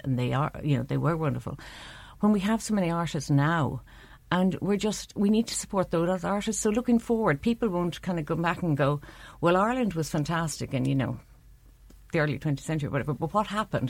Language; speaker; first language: English; native; English